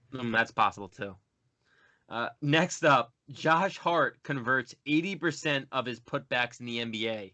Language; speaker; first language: English; native; English